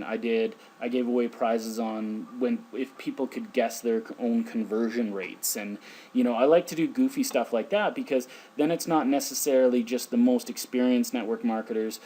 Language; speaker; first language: English; native; English